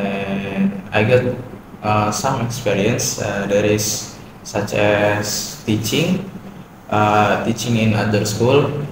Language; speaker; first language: English; non-native, learner; Indonesian